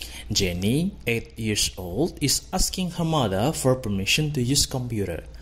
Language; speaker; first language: English; non-native, fluent; Indonesian